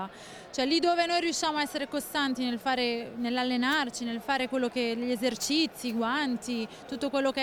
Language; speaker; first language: Italian; native; Italian